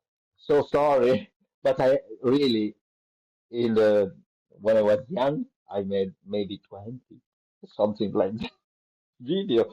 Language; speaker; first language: English; non-native, learner; Italian